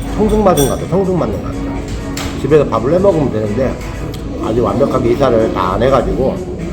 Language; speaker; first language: Korean; native; Korean